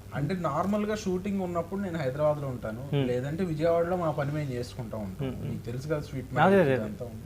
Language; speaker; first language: Telugu; native; Telugu